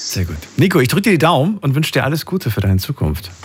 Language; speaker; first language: German; native; German